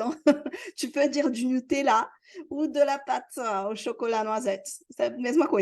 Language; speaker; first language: French; non-native, fluent; Portuguese